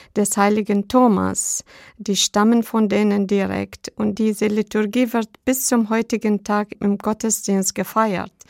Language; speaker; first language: German; non-native, fluent; Arabic